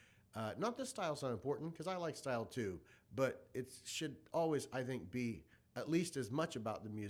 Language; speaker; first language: English; native; English